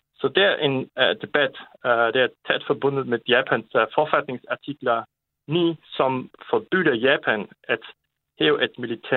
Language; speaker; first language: Danish; non-native, fluent; Japanese